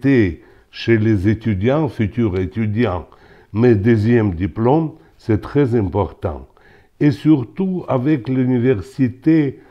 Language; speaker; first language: French; non-native, local second language; Ukrainian